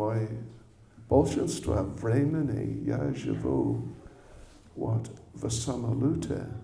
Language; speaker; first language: Russian; non-native, learner; English